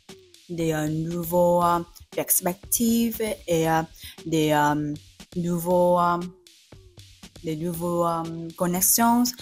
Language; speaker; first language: French; non-native, fluent; Vietnamese